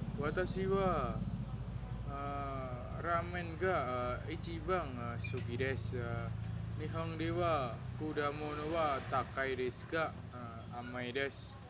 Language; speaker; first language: Japanese; non-native, learner; Indonesian